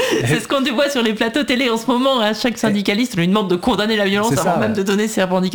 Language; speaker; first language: French; native; French